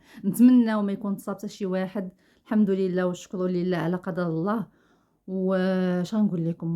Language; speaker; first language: Arabic; native; Arabic